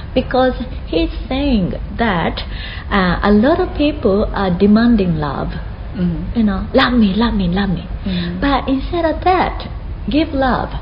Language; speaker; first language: English; non-native, fluent; Japanese